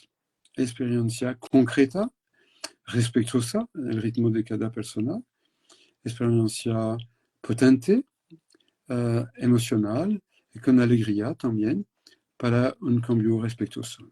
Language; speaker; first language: Spanish; non-native, fluent; French